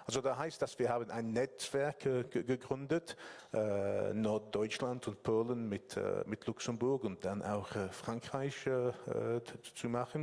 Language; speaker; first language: German; non-native, learner; English